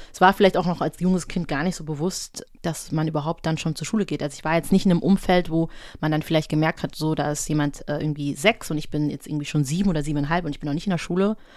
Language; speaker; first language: German; native; German